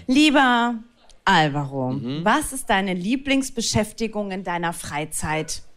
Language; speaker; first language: German; native; German